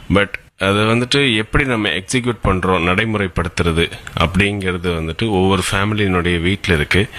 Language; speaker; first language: Tamil; native; Tamil